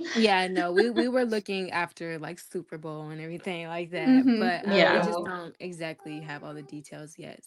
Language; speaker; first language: English; native; English